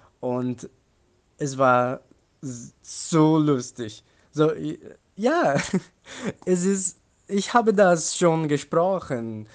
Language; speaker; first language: German; non-native, learner; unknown